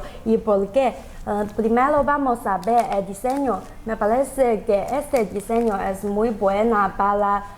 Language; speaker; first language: Spanish; non-native, learner; Chinese